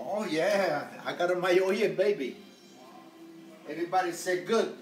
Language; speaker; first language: English; non-native, local second language; Italian